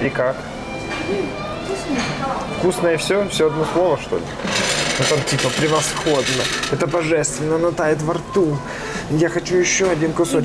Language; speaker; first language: Russian; native; Russian